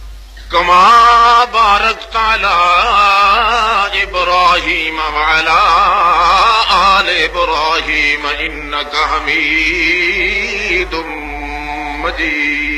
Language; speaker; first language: Arabic; non-native, fluent; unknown